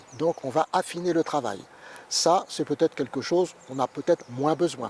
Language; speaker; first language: French; native; French